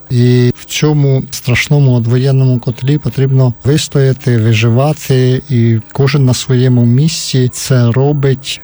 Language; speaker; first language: Ukrainian; native; Ukrainian